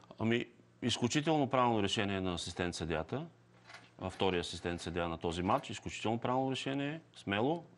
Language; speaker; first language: Bulgarian; native; Bulgarian